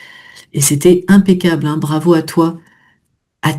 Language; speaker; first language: French; native; French